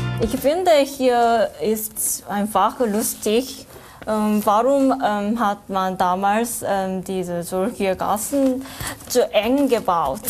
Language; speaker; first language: German; non-native, learner; Korean